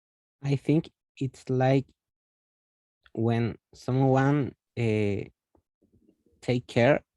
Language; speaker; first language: English; non-native, learner; Spanish